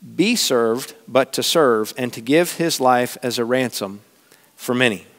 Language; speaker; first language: English; native; English